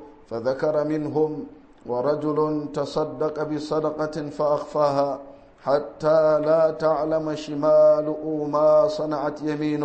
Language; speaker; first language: Arabic; non-native, fluent; Hausa